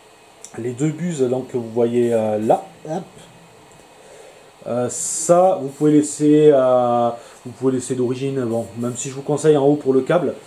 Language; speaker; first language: French; native; French